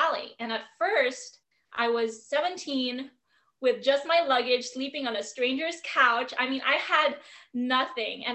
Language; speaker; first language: English; non-native, local second language; Filipino